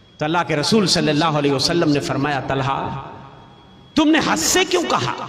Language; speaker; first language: Urdu; native; Urdu